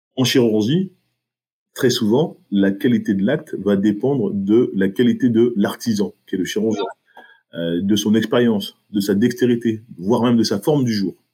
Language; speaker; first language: French; early bilingual, other home language; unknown